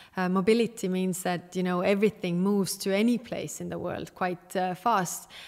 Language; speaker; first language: English; non-native, fluent; Estonian